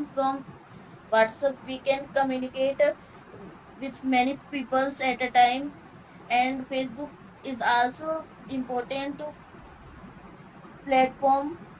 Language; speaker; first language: English; non-native, learner; Hindi